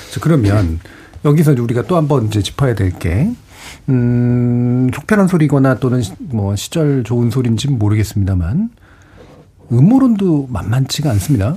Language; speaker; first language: Korean; native; Korean